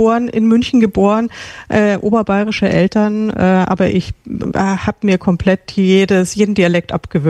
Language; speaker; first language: German; native; German